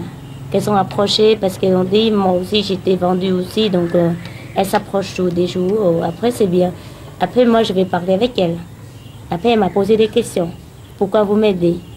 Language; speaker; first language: French; non-native, learner; Khmer